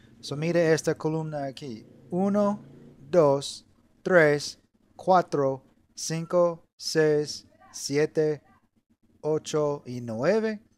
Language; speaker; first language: Spanish; non-native, learner; English